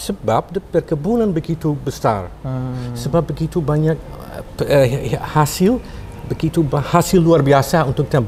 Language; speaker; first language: Indonesian; non-native, fluent; Dutch